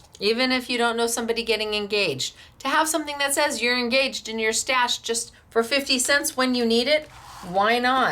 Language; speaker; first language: English; native; English